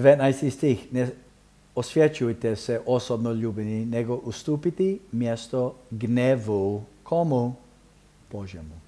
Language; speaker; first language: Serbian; early bilingual, heritage; Serbian